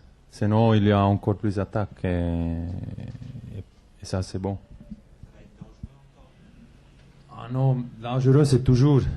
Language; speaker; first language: French; non-native, local second language; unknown